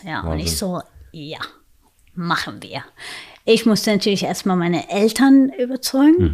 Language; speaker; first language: German; non-native, fluent; Arabic